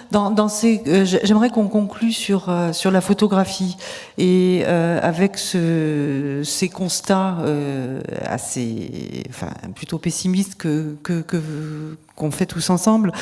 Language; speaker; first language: French; native; French